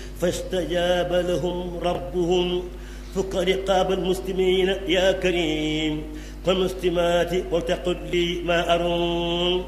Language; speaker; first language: Arabic; non-native, fluent; Wolof